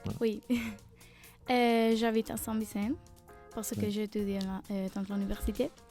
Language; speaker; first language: French; non-native, learner; Spanish